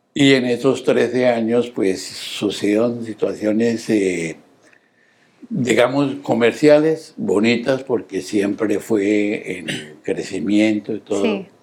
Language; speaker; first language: Spanish; native; Spanish